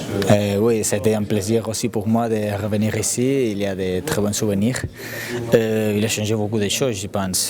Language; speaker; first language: French; non-native, fluent; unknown